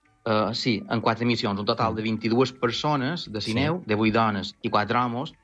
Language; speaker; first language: Catalan; native; Catalan